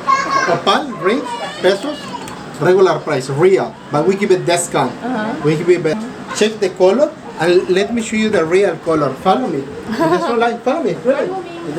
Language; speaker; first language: English; non-native, learner; Spanish